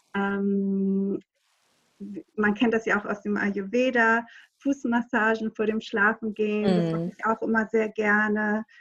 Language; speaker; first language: German; non-native, fluent; Greek